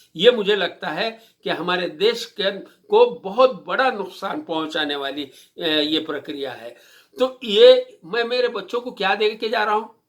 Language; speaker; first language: Hindi; non-native, local second language; Marathi